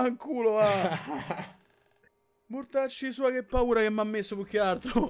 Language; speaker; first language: Italian; native; Italian